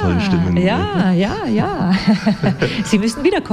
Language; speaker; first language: German; native; German